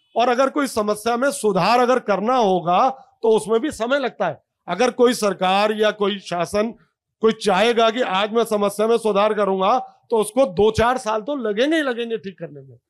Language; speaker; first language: Hindi; native; Hindi